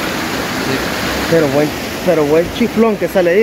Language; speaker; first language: Spanish; native; Spanish